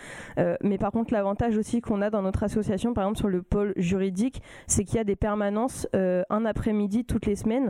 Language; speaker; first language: French; native; French